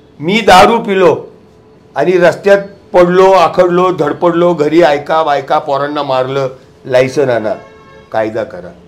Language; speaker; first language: Marathi; non-native, local second language; Gujarati